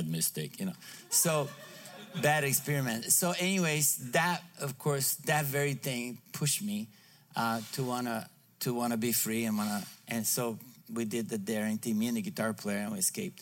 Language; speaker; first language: English; non-native, fluent; Bulgarian